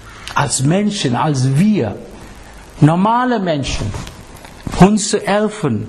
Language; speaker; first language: German; non-native, fluent; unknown